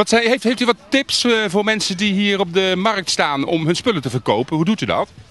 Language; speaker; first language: Dutch; native; Dutch